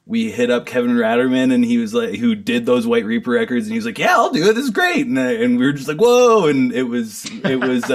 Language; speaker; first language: English; native; English